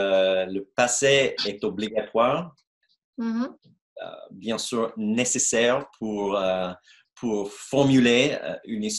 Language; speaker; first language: French; non-native, fluent; English